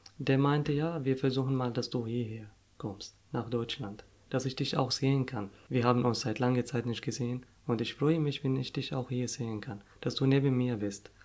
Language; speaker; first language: German; non-native, fluent; Arabic